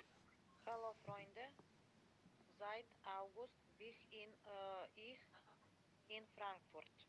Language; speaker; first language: German; non-native, learner; Macedonian